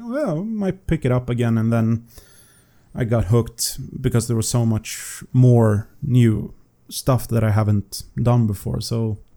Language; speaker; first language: English; non-native, fluent; Swedish